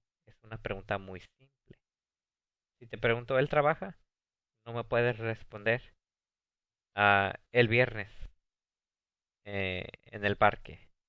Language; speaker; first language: Spanish; early bilingual, heritage; Spanish